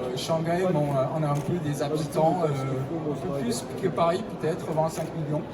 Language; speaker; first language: French; non-native, fluent; Chinese